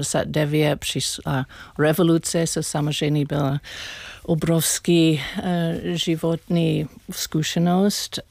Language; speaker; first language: Czech; non-native, learner; English